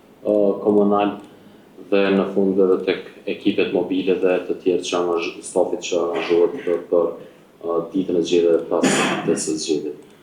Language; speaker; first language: Albanian; native; Albanian